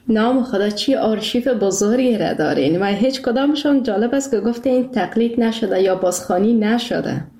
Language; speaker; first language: Persian; native; Persian